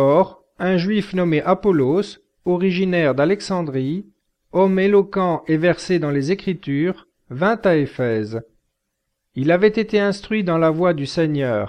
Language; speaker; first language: French; native; French